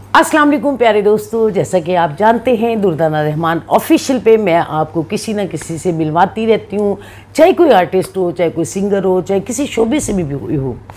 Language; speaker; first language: Urdu; non-native, local second language; Punjabi